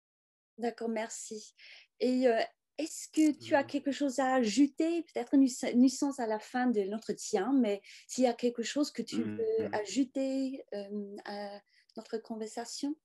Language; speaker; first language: French; non-native, fluent; English